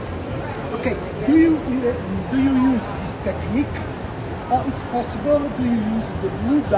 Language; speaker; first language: English; non-native, learner; Italian